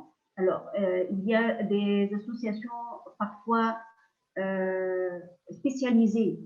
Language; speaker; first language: French; non-native, local second language; Arabic